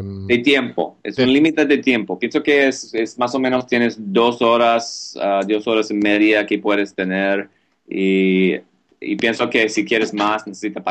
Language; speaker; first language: Spanish; non-native, learner; English